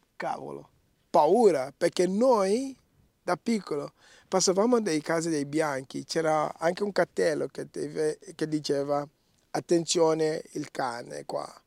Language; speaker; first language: Italian; non-native, fluent; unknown